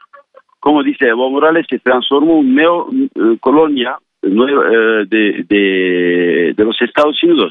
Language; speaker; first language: Spanish; non-native, fluent; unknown